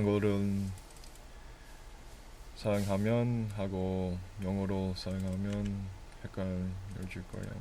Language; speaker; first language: Korean; non-native, learner; English